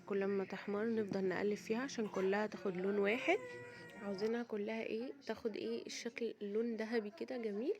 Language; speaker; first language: Arabic; native; Arabic